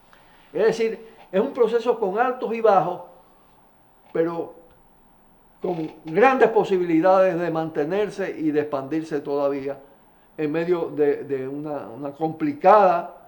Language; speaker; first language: Spanish; native; Spanish